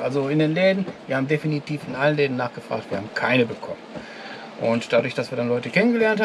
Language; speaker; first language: German; native; German